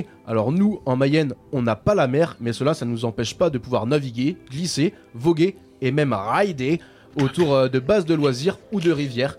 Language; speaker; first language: French; native; French